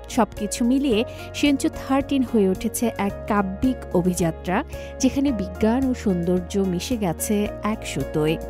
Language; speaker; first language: Bangla; native; Bangla